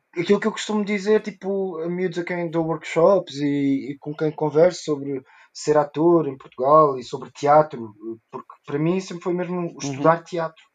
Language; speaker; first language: Portuguese; early bilingual, heritage; Portuguese